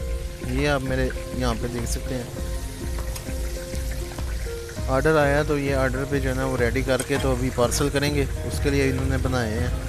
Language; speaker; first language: Hindi; non-native, local second language; Punjabi